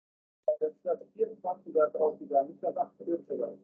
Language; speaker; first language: German; native; German